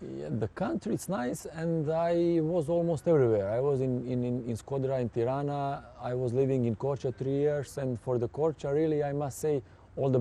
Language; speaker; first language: English; non-native, fluent; Serbian